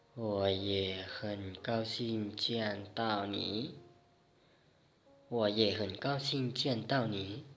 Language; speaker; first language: Chinese; non-native, fluent; Hmong